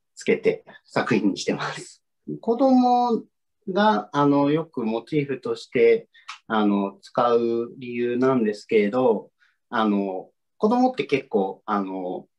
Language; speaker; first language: Japanese; native; Japanese